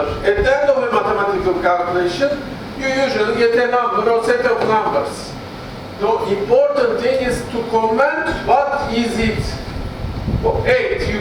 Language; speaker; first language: English; non-native, fluent; Turkish